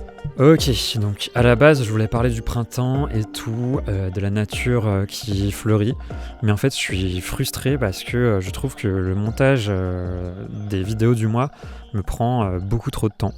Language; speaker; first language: French; native; French